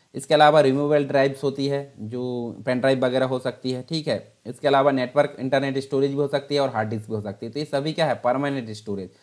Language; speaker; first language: Hindi; native; Hindi